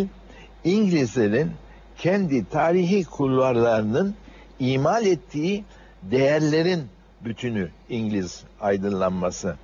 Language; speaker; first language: Turkish; native; Turkish